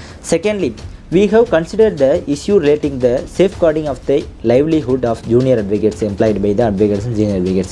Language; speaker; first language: English; non-native, local second language; Tamil